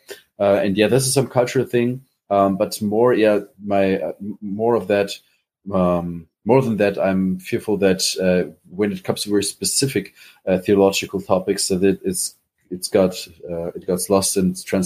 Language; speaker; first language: English; non-native, fluent; German